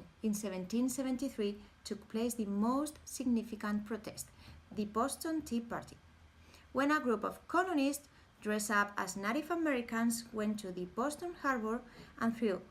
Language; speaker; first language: English; non-native, fluent; Spanish